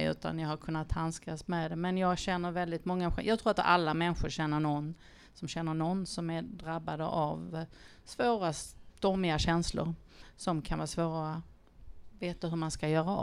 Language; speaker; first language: Swedish; native; Swedish